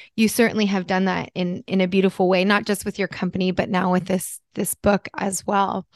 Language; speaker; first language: English; early bilingual, other home language; Italian